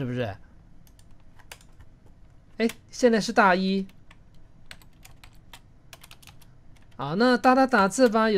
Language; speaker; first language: Chinese; native; Chinese